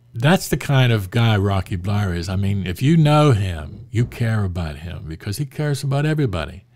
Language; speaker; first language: English; native; English